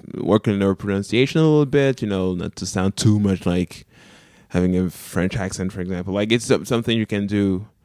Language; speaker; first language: English; non-native, local second language; French